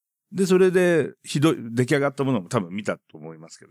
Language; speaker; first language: Japanese; native; Japanese